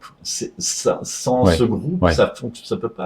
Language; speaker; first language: French; native; French